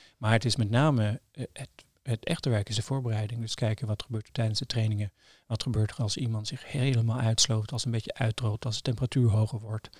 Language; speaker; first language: Dutch; non-native, fluent; Norwegian